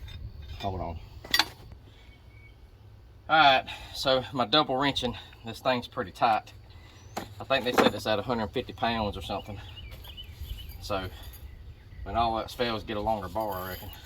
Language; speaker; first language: English; native; English